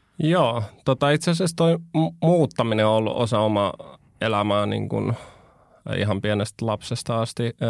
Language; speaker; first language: Finnish; early bilingual, other home language; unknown